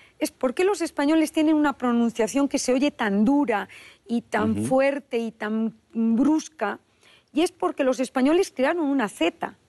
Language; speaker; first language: Spanish; native; Spanish